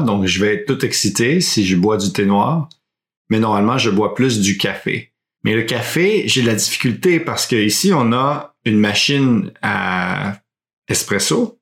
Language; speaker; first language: French; early bilingual, heritage; French